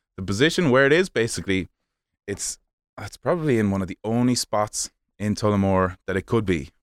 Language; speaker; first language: English; native; English